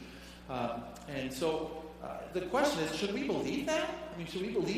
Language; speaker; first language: English; native; English